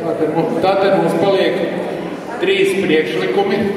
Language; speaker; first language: Latvian; native; Latvian